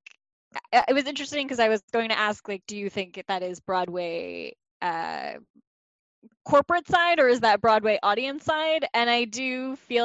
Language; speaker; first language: English; native; English